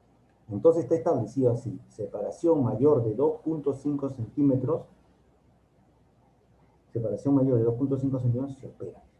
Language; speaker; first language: Spanish; native; Spanish